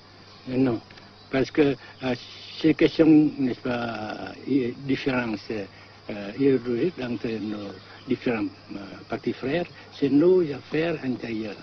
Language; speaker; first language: French; non-native, fluent; Vietnamese